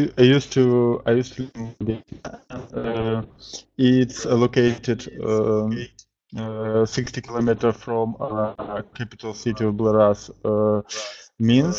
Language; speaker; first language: English; non-native, learner; Russian